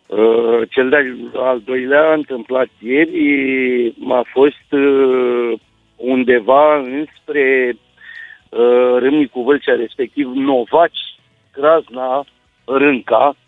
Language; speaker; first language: Romanian; native; Romanian